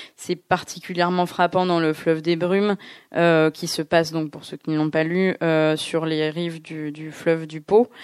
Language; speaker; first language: French; native; French